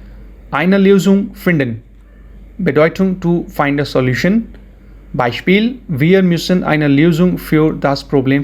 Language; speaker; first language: German; non-native, fluent; Hindi